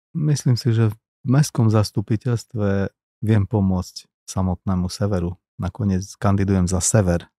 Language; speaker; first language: Slovak; non-native, local second language; Hungarian